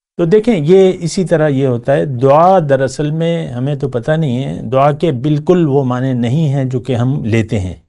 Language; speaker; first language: Urdu; non-native, local second language; Pashto